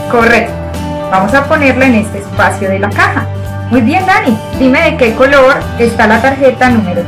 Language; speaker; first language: Spanish; native; Spanish